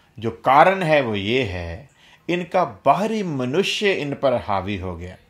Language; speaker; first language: Hindi; non-native, local second language; Punjabi